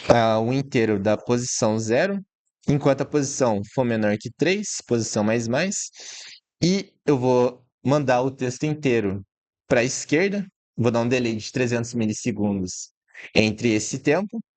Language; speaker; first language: Portuguese; native; Portuguese